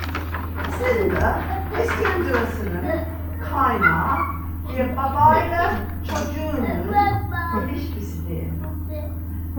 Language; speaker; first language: Turkish; non-native, fluent; English